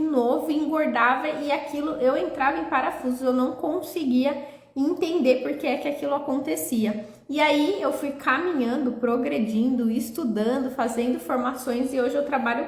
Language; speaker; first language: Portuguese; native; Portuguese